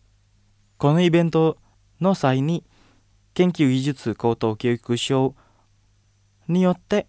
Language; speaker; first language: Japanese; non-native, fluent; Indonesian